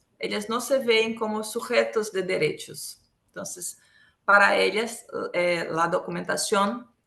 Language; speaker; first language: Spanish; non-native, local second language; Portuguese